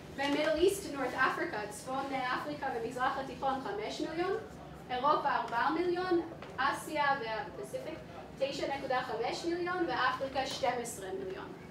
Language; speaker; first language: Hebrew; non-native, fluent; English